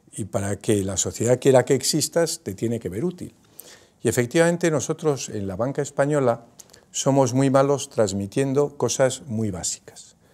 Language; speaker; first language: Spanish; native; Spanish